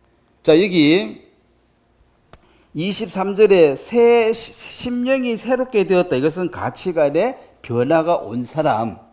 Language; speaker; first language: Korean; native; Korean